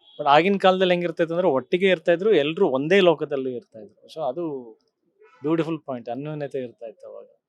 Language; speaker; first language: Kannada; native; Kannada